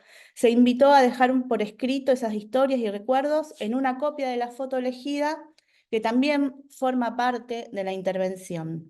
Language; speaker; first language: Spanish; native; Spanish